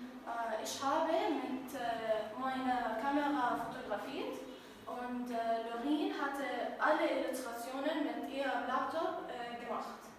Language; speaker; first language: German; non-native, learner; Arabic